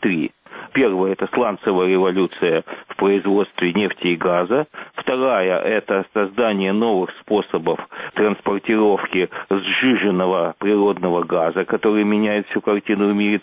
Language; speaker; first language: Russian; native; Russian